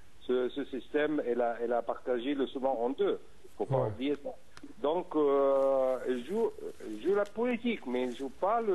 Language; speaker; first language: French; non-native, fluent; Arabic